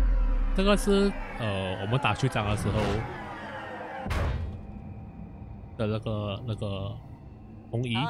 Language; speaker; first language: Chinese; native; Chinese